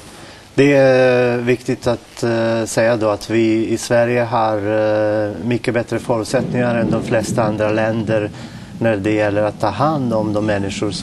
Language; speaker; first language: Swedish; non-native, fluent; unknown